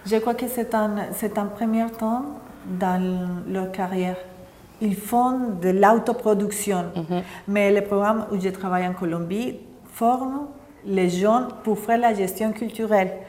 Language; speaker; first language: French; non-native, fluent; Spanish